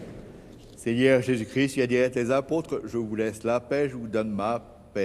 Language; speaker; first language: French; native; French